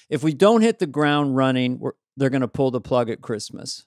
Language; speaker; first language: English; native; English